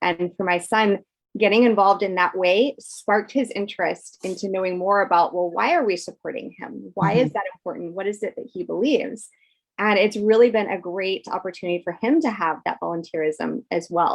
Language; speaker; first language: English; native; English